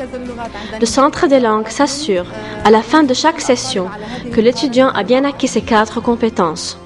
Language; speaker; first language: French; non-native, local second language; Arabic